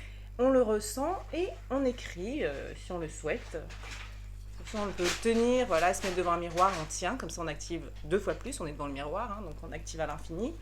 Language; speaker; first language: French; native; French